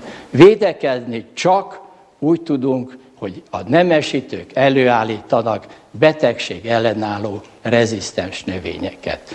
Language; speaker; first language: Hungarian; native; Hungarian